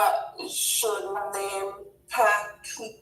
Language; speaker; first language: French; non-native, learner; English